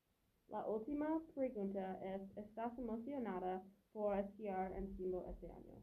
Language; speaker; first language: Spanish; non-native, learner; English